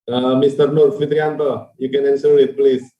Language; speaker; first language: English; non-native, fluent; Indonesian